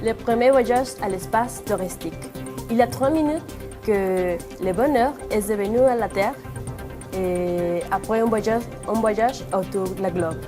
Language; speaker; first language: French; non-native, learner; Spanish